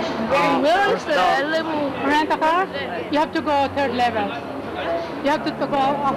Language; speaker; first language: English; non-native, learner; Korean